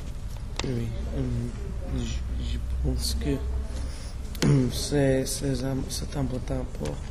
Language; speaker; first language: French; non-native, learner; English